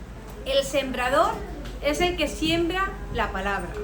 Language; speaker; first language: Spanish; native; Spanish